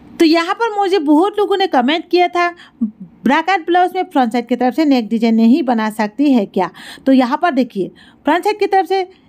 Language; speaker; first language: Hindi; native; Hindi